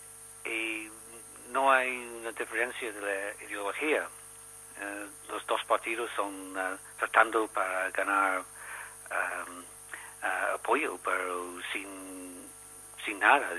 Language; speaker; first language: Spanish; non-native, learner; English